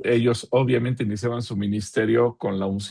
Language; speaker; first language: Spanish; native; Spanish